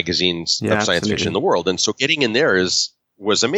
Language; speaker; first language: English; native; English